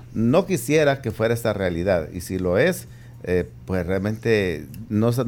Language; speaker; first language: Spanish; native; Spanish